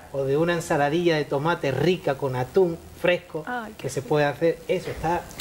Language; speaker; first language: Spanish; native; Spanish